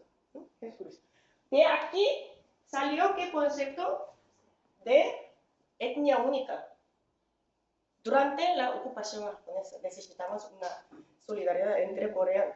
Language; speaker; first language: Spanish; non-native, fluent; Korean